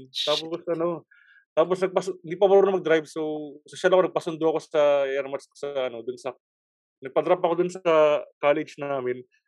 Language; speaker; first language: Filipino; native; Filipino